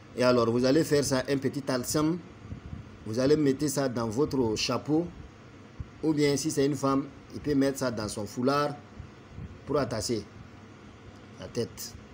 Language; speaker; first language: French; non-native, local second language; Bambara